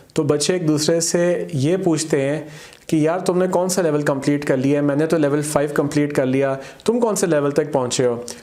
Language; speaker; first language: Urdu; native; Urdu